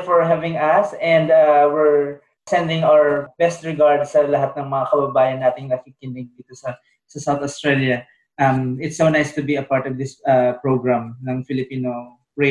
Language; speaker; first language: English; non-native, local second language; Bikol